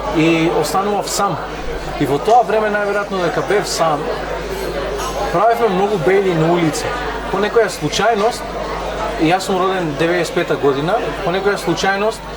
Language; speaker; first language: Macedonian; non-native, local second language; Romany